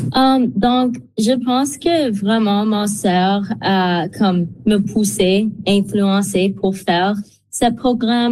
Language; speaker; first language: French; non-native, local second language; English